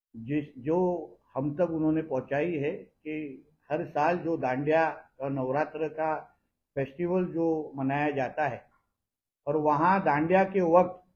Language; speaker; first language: Hindi; non-native, local second language; Marathi